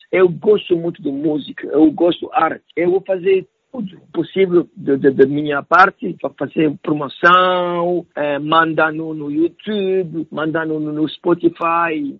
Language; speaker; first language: Portuguese; non-native, learner; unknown